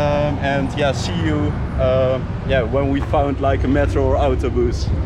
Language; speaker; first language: English; non-native, fluent; Dutch